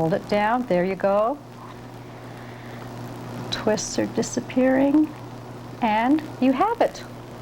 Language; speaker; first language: English; native; English